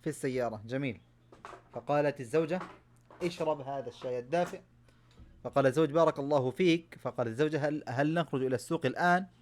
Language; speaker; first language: Arabic; non-native, fluent; Bangla